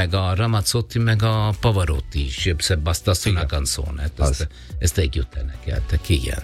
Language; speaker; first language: Hungarian; non-native, learner; Italian